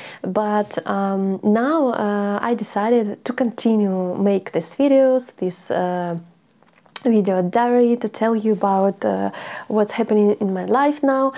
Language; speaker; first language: English; non-native, learner; Russian